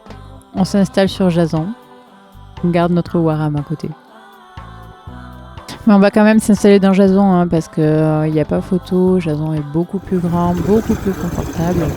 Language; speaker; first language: French; native; French